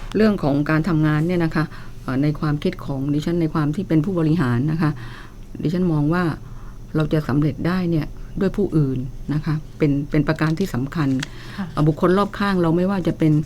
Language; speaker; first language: Thai; native; Thai